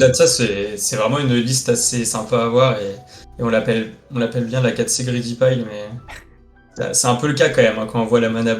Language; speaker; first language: French; native; French